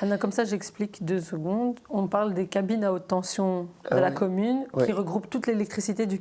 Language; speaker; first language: French; native; French